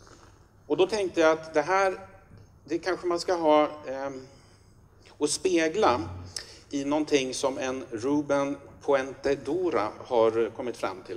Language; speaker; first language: Swedish; native; Swedish